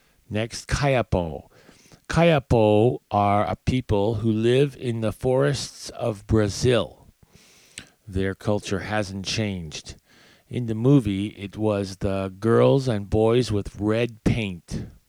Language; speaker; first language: English; native; English